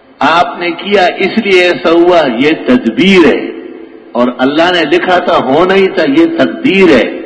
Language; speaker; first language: Urdu; non-native, local second language; Pashto